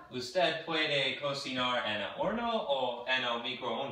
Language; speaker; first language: Spanish; non-native, learner; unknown